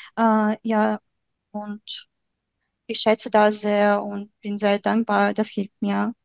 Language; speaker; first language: German; non-native, fluent; Ukrainian